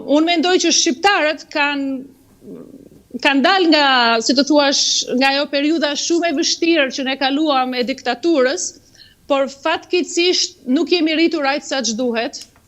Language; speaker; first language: Albanian; native; Albanian